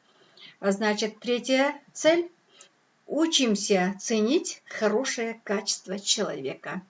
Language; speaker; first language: Russian; non-native, local second language; Kyrgyz